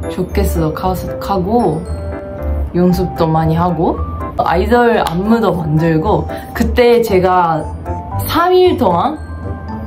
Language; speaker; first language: Korean; non-native, fluent; Japanese